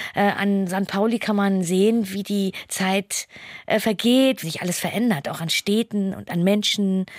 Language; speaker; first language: German; native; German